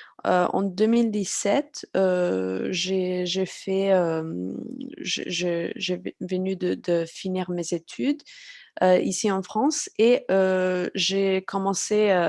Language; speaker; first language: French; non-native, fluent; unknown